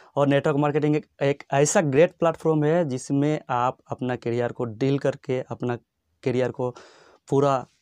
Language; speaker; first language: Hindi; non-native, local second language; Bangla